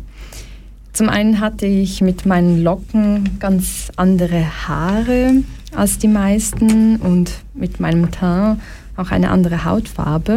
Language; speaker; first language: German; early bilingual, other home language; Portuguese